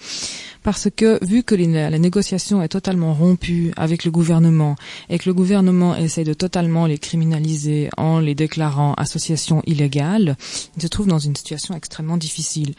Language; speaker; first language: French; native; French